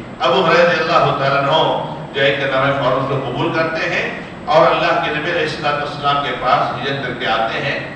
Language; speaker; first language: Urdu; non-native, local second language; Konkani